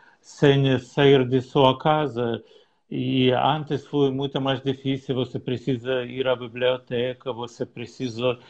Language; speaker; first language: Portuguese; non-native, learner; Russian